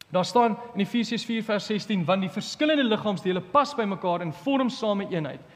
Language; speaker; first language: Afrikaans; early bilingual, other home language; English